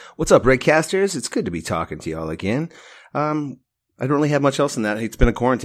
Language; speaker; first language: English; native; English